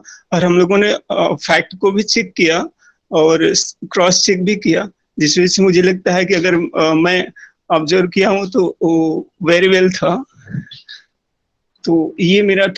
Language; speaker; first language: Hindi; native; Hindi